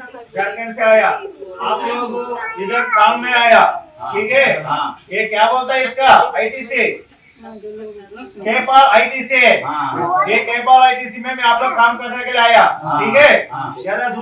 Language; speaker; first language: Hindi; non-native, local second language; Telugu